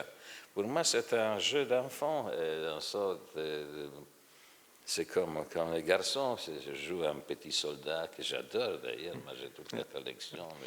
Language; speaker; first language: French; non-native, fluent; Polish